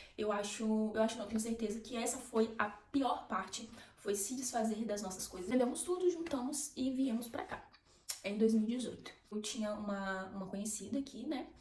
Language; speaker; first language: Portuguese; native; Portuguese